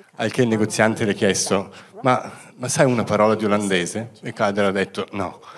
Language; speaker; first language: Italian; native; Italian